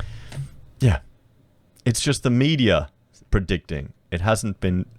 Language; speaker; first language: English; native; English